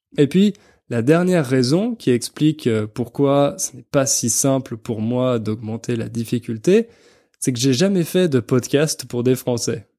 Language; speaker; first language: French; native; French